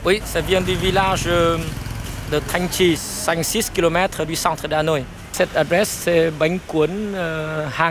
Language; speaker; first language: French; non-native, fluent; Vietnamese